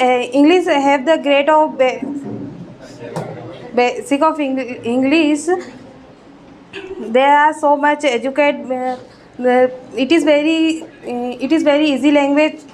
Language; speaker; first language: English; non-native, learner; Hindi